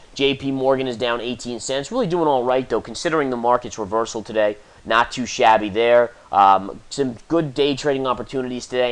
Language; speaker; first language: English; native; English